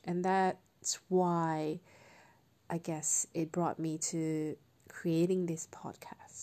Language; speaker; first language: English; non-native, local second language; Cantonese